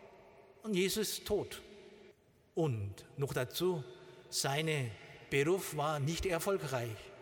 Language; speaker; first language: German; non-native, learner; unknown